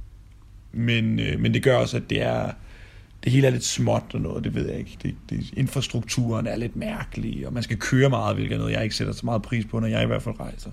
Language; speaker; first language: Danish; native; Danish